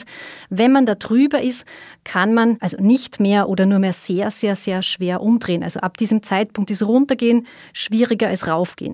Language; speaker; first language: German; native; German